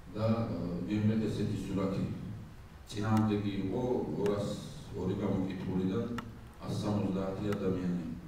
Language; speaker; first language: Georgian; non-native, local second language; Svan